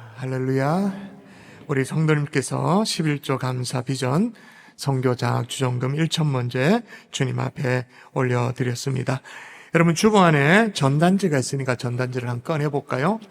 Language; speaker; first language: Korean; native; Korean